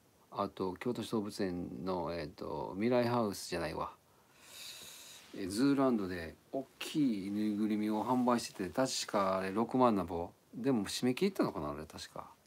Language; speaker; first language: Japanese; native; Japanese